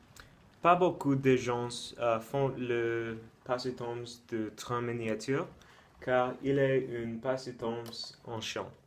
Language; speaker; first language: French; non-native, learner; English